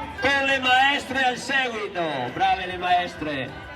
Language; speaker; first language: Italian; native; Italian